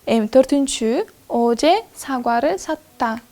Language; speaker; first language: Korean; non-native, fluent; Kyrgyz